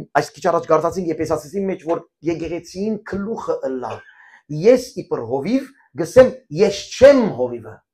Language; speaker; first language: Armenian; early bilingual, heritage; Armenian